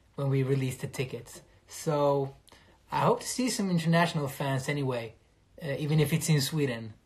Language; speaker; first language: English; non-native, fluent; Swedish